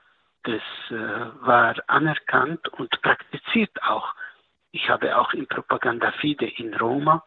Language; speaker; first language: German; non-native, learner; Arabic